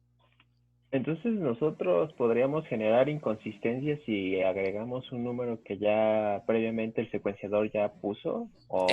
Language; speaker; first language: Spanish; native; Spanish